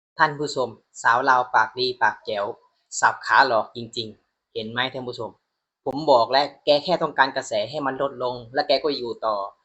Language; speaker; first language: Thai; native; Thai